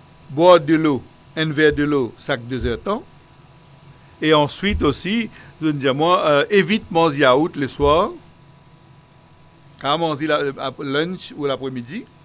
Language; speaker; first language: French; non-native, local second language; Morisyen